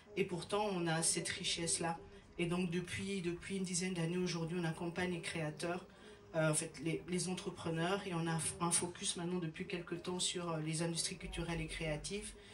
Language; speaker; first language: French; non-native, local second language; Lingala